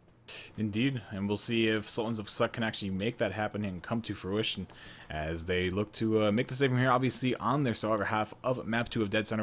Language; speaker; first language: English; native; English